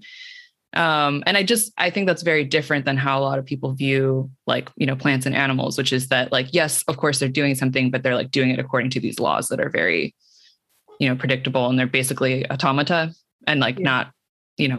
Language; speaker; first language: English; native; English